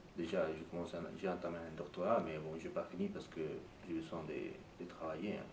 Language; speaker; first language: French; non-native, fluent; Spanish